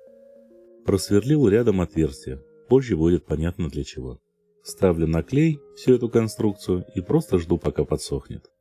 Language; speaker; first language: Russian; native; Russian